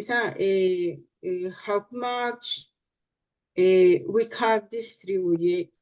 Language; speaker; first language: English; non-native, learner; Spanish